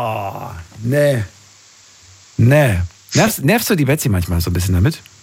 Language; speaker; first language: German; native; German